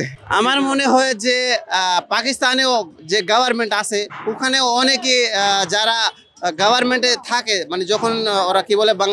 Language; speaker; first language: Bangla; non-native, fluent; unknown